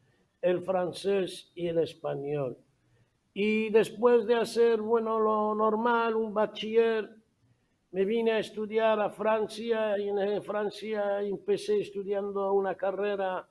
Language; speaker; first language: Spanish; non-native, fluent; Arabic